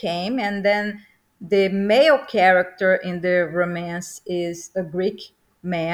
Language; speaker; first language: English; non-native, fluent; Portuguese